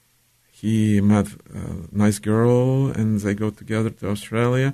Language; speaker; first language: English; non-native, fluent; Ukrainian